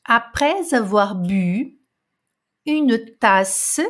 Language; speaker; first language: French; non-native, fluent; Portuguese